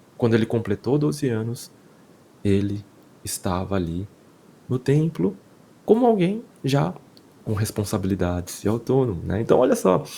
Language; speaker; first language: Portuguese; non-native, fluent; Korean